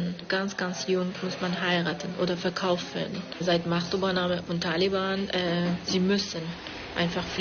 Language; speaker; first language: German; non-native, fluent; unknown